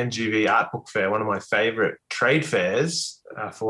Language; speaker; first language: English; native; English